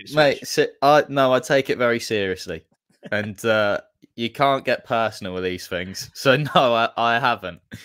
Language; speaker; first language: English; native; English